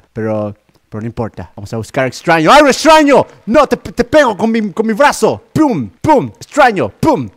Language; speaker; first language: Spanish; non-native, learner; English